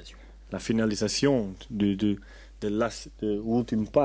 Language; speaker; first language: French; non-native, learner; Portuguese